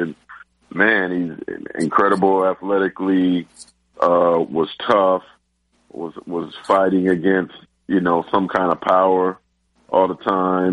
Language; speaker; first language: English; native; English